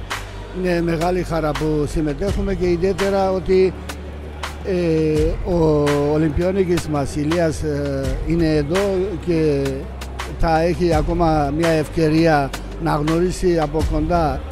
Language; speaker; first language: Greek; non-native, fluent; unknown